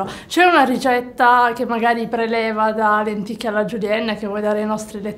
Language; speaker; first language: Italian; native; Italian